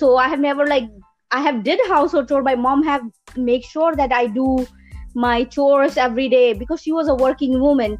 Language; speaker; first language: English; non-native, local second language; Gujarati